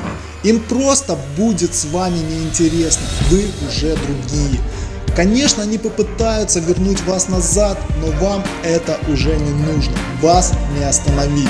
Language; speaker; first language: Russian; native; Russian